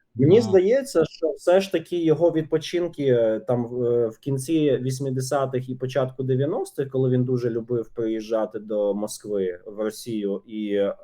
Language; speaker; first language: Ukrainian; native; Ukrainian